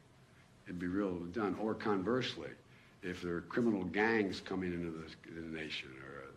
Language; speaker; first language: English; native; English